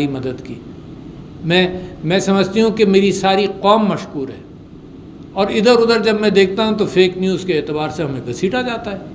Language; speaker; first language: Urdu; native; Urdu